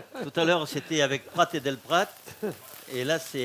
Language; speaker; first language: French; native; French